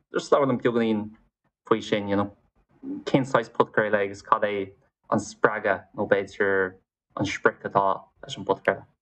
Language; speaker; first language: Irish; non-native, local second language; English